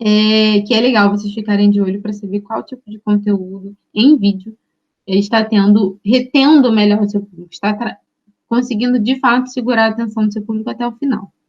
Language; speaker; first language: Portuguese; native; Portuguese